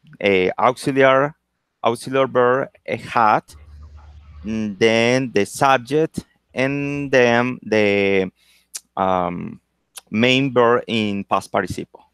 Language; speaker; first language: English; non-native, learner; Spanish